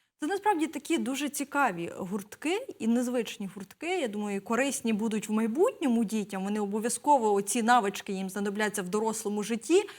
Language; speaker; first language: Ukrainian; native; Ukrainian